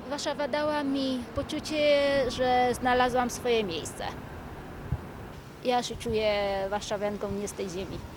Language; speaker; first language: Polish; non-native, fluent; Vietnamese